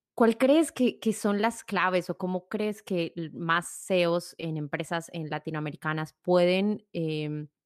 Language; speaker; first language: Spanish; native; Spanish